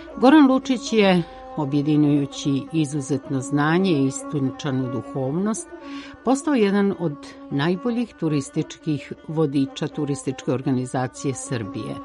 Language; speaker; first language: Serbian; native; Serbian